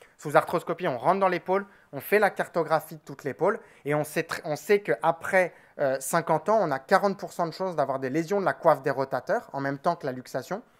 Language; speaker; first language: French; native; French